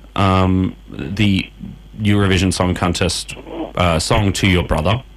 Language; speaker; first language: English; native; English